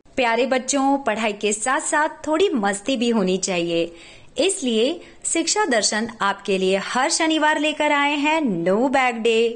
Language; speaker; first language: Hindi; native; Hindi